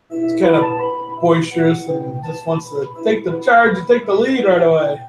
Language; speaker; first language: English; native; English